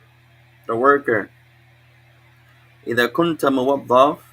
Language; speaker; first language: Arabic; non-native, fluent; English